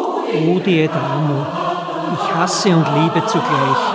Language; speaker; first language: German; native; German